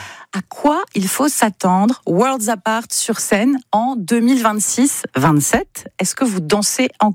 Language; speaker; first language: French; native; French